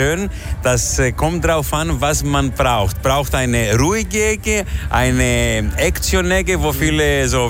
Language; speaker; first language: German; non-native, fluent; Greek